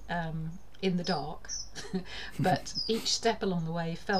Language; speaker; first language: English; native; English